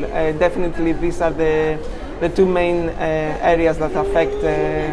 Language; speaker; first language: English; non-native, fluent; Greek